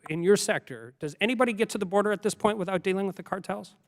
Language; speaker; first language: English; native; English